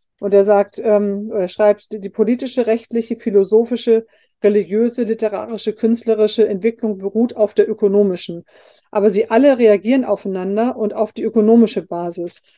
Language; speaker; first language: German; native; German